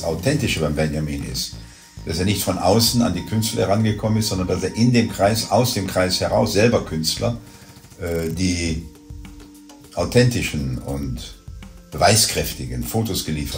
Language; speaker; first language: German; native; German